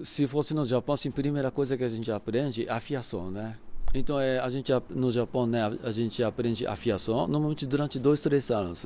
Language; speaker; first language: Portuguese; non-native, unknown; Japanese